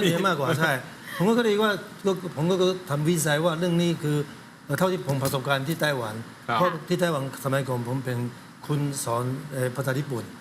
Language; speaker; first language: Thai; non-native, learner; Chinese